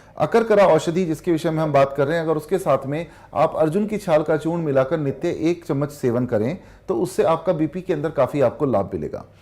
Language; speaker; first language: Hindi; native; Hindi